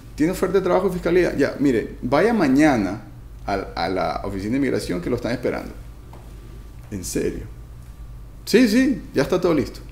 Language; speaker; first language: Spanish; native; Spanish